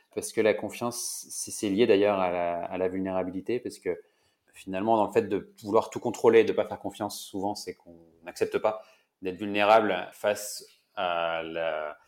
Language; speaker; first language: French; native; French